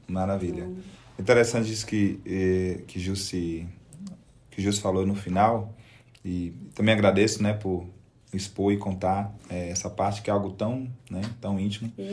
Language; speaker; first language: Portuguese; native; Portuguese